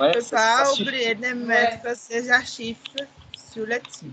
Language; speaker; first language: French; non-native, learner; Portuguese